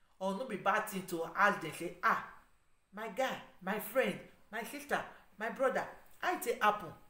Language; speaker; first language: Nigerian Pidgin; non-native, local second language; Bini